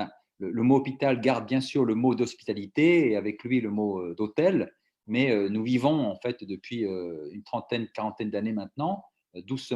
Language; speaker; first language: French; native; French